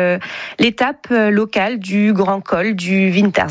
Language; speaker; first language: French; native; French